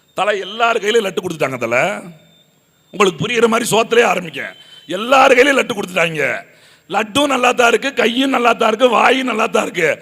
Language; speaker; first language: Tamil; native; Tamil